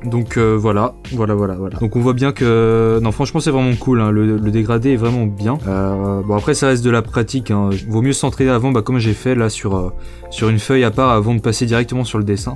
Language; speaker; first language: French; native; French